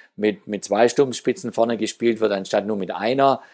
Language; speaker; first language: German; native; German